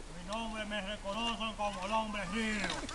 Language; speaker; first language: Spanish; native; Spanish